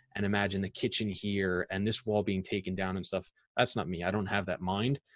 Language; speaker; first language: English; native; English